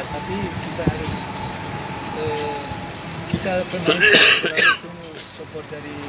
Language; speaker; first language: Indonesian; non-native, fluent; Spanish